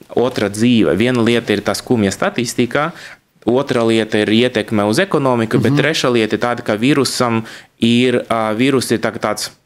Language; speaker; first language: Latvian; native; Latvian